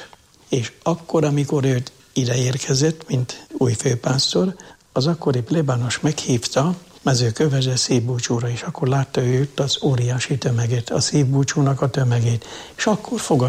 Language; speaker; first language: Hungarian; native; Hungarian